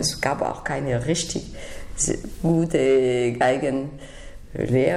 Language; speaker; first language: German; non-native, fluent; French